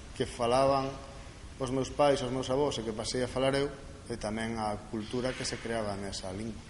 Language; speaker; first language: Galician; non-native, local second language; Spanish